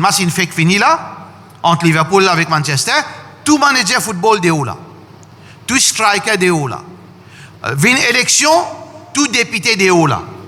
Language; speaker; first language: French; non-native, learner; Morisyen